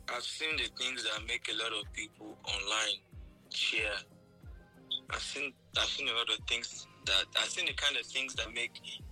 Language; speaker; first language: English; non-native, local second language; Yoruba